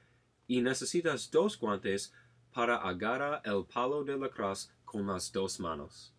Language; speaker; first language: Spanish; non-native, learner; English